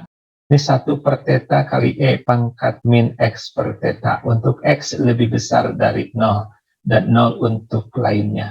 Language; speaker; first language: Indonesian; native; Indonesian